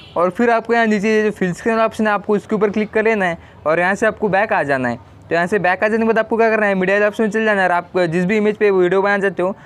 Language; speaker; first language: Hindi; non-native, local second language; Marathi